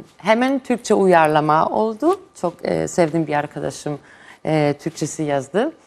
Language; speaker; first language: Turkish; non-native, fluent; Greek